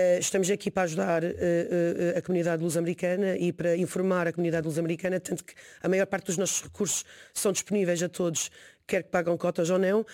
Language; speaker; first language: Portuguese; early bilingual, heritage; Portuguese